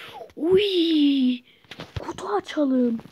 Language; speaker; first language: Turkish; native; Turkish